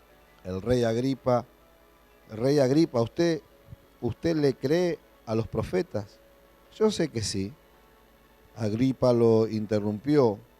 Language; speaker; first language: Spanish; native; Spanish